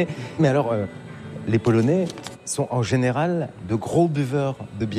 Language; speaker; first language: French; native; French